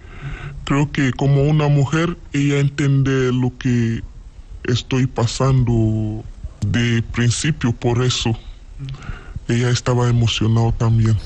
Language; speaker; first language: Spanish; non-native, learner; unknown